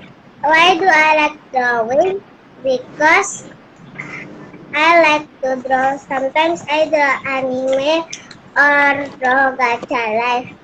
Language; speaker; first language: English; non-native, learner; Indonesian